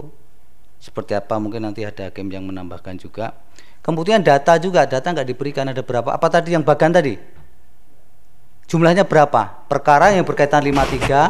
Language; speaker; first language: Indonesian; native; Indonesian